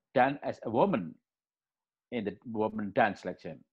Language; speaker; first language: English; non-native, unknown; Indonesian